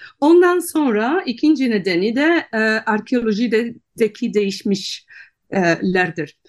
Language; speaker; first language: Turkish; non-native, fluent; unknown